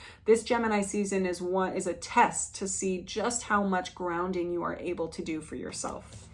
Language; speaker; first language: English; native; English